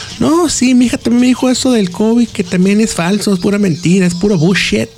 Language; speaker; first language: Spanish; early bilingual, other home language; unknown